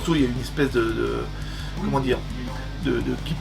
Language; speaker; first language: French; native; French